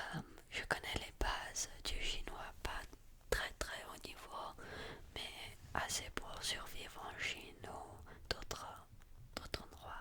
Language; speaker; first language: French; early bilingual, heritage; French